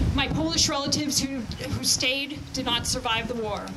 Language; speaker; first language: English; native; English